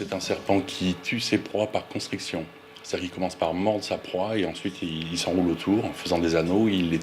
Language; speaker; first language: French; native; French